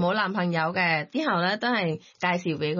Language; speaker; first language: Cantonese; non-native, learner; Thai